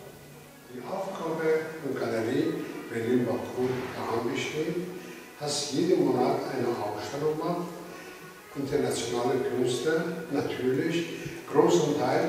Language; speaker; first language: German; non-native, fluent; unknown